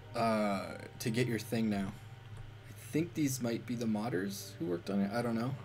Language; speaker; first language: English; native; English